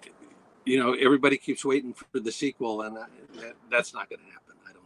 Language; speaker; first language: English; native; English